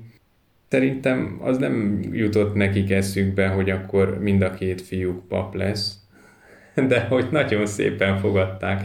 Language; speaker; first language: Hungarian; native; Hungarian